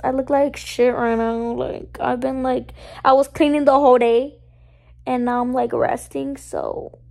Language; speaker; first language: English; early bilingual, other home language; Spanish